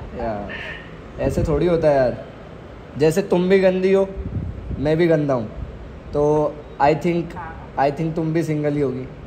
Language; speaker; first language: Hindi; native; Hindi